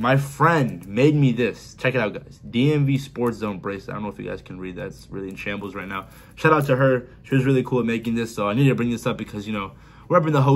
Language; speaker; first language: English; native; English